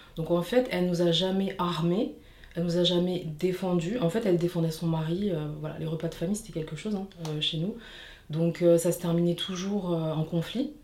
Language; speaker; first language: French; native; French